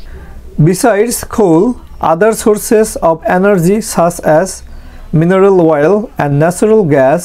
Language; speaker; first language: English; non-native, fluent; Bangla